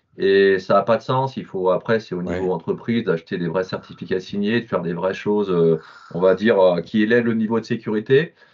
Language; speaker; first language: French; native; French